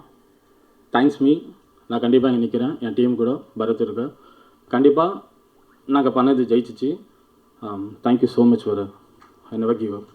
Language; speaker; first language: Tamil; early bilingual, heritage; Tamil